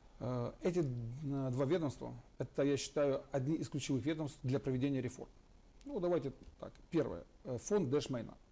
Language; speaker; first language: Russian; native; Russian